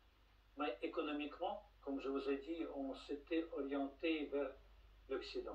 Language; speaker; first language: French; non-native, fluent; Russian